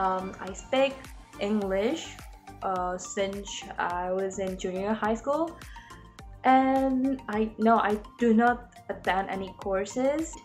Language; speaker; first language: English; non-native, learner; Indonesian